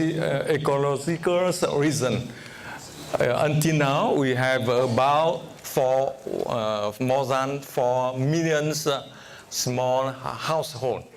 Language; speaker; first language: English; non-native, fluent; Vietnamese